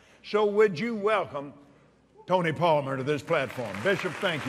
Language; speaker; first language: English; native; English